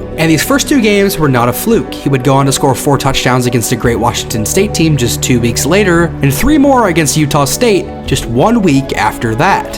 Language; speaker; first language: English; native; English